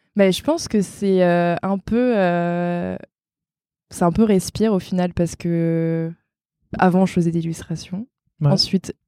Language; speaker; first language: French; native; French